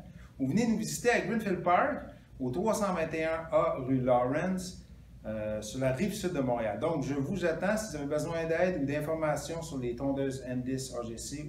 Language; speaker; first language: French; native; French